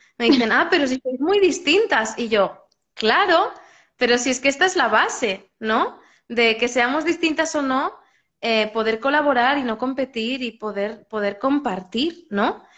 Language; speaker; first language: Spanish; native; Spanish